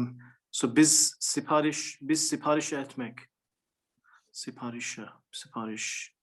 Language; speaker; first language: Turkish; non-native, learner; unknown